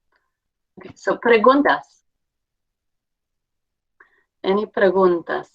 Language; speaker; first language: Spanish; non-native, fluent; English